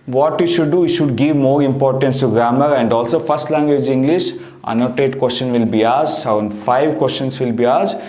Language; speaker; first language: English; non-native, local second language; Kannada